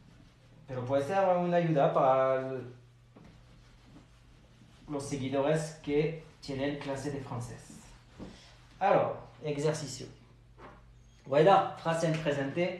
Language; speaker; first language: Spanish; non-native, fluent; French